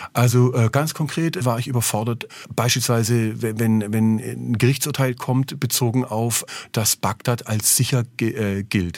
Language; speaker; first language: German; native; German